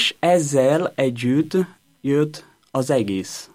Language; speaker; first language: Hungarian; non-native, learner; Portuguese